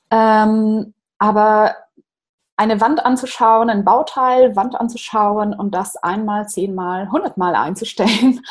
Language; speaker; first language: German; non-native, fluent; Portuguese